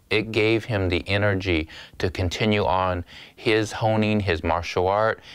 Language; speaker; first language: English; native; English